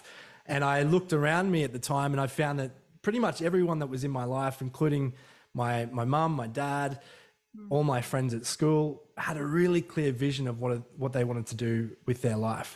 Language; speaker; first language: English; native; English